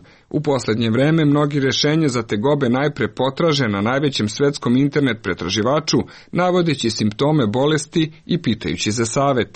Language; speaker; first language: Serbian; native; Serbian